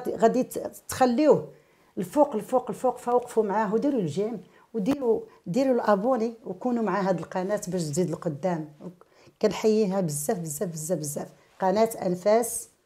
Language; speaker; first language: Arabic; native; Arabic